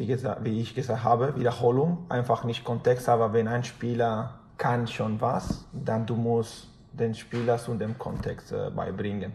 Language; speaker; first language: German; non-native, fluent; Spanish